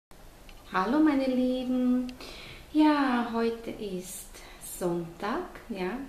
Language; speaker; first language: German; non-native, fluent; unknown